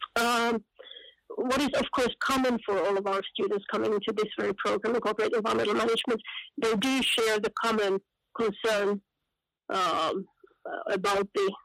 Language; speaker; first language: English; non-native, fluent; Finnish